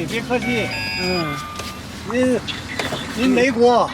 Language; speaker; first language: Chinese; native; Chinese